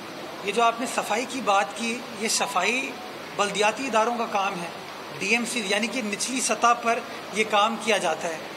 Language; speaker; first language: Urdu; native; Urdu